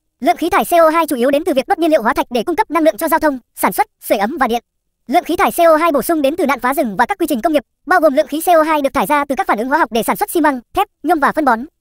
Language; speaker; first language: Vietnamese; native; Vietnamese